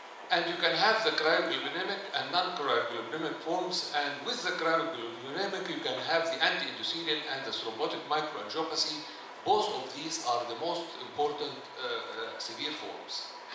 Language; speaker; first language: English; non-native, fluent; Arabic